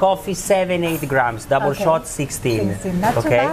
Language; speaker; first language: English; non-native, learner; Italian